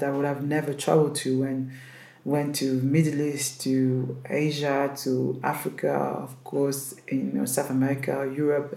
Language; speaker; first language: English; non-native, fluent; French